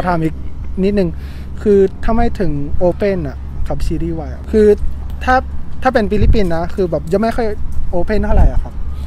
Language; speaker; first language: Thai; non-native, fluent; Filipino